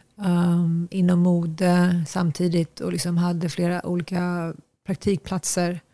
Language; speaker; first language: Swedish; early bilingual, other home language; Tigrinya